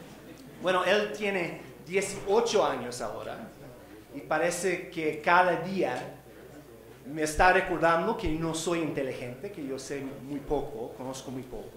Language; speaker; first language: Spanish; non-native, fluent; English